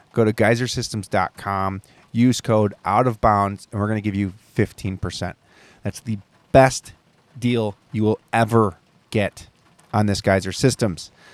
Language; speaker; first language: English; native; English